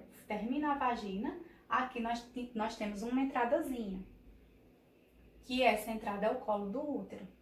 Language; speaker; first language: Portuguese; native; Portuguese